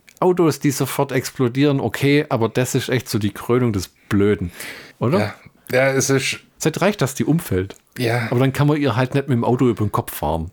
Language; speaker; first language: German; native; German